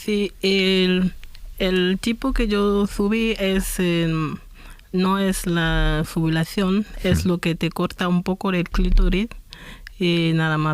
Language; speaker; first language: Spanish; non-native, fluent; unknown